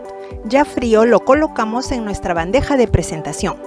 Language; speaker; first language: Spanish; native; Spanish